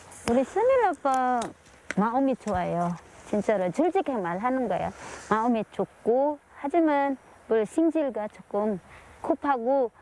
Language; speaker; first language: Korean; non-native, learner; Filipino